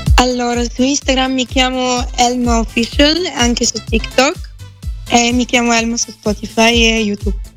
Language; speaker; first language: Italian; non-native, fluent; Bulgarian